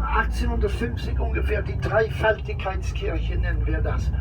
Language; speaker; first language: German; non-native, fluent; English